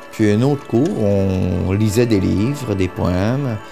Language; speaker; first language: French; early bilingual, other home language; Hungarian